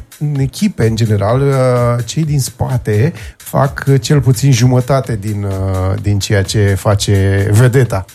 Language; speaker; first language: Romanian; native; Romanian